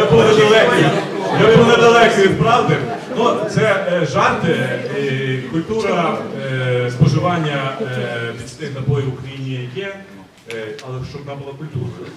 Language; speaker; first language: Ukrainian; native; Ukrainian